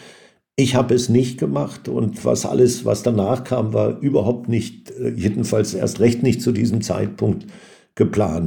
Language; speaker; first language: German; native; German